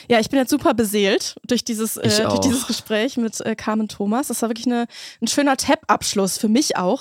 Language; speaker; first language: German; native; German